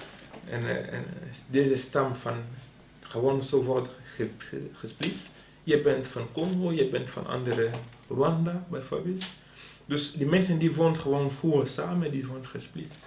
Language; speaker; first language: Dutch; non-native, local second language; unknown